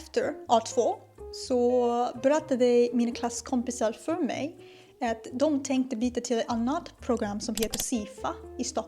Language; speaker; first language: Swedish; non-native, learner; Japanese